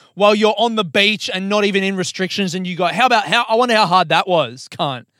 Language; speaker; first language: English; native; English